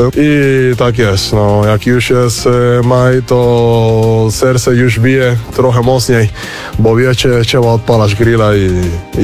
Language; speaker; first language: Polish; non-native, learner; Spanish